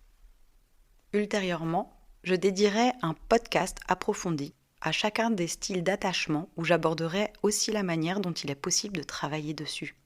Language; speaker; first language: French; native; French